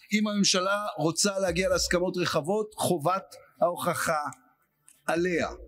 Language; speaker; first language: Hebrew; native; Hebrew